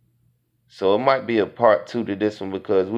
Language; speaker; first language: English; native; English